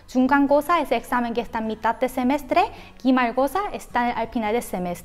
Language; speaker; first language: Spanish; non-native, fluent; Korean